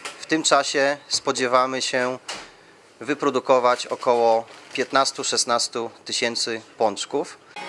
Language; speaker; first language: Polish; native; Polish